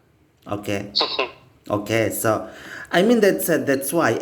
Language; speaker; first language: English; non-native, learner; Indonesian